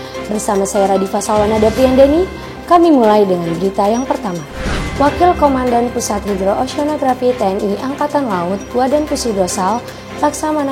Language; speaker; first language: Indonesian; native; Indonesian